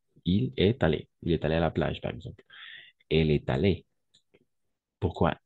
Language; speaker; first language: French; non-native, fluent; Spanish